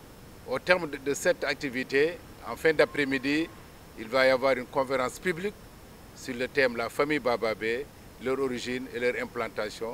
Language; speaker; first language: French; non-native, local second language; Fula